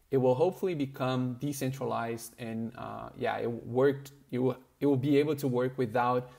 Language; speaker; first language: English; non-native, fluent; Portuguese